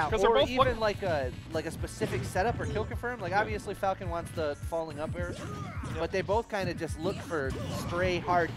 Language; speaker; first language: English; native; English